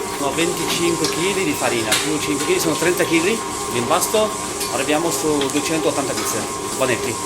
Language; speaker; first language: Italian; non-native, fluent; Arabic